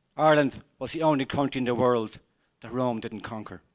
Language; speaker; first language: English; native; English